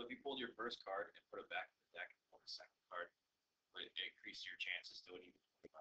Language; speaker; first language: English; native; English